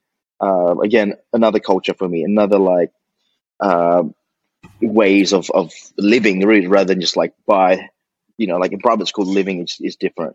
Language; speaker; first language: English; early bilingual, other home language; Indonesian